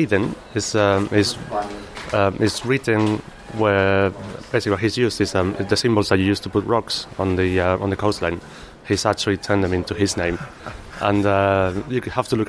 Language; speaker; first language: English; non-native, fluent; Spanish